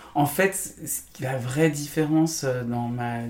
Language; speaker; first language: French; native; French